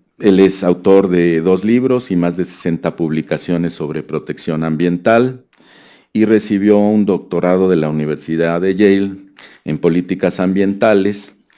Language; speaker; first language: Spanish; native; Spanish